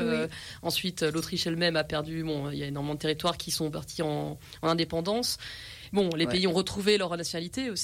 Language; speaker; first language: French; native; French